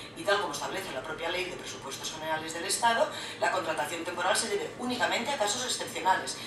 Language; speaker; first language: Spanish; non-native, local second language; Catalan